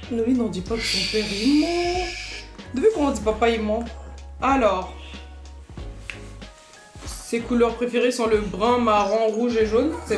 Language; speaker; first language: French; native; French